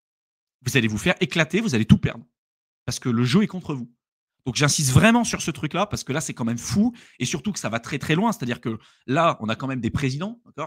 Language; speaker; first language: French; native; French